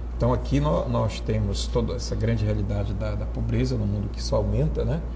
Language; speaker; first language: Portuguese; native; Portuguese